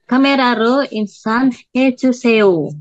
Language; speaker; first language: Korean; non-native, learner; Indonesian